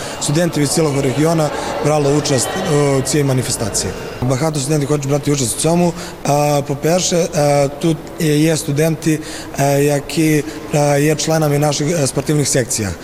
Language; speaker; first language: Ukrainian; non-native, fluent; Serbian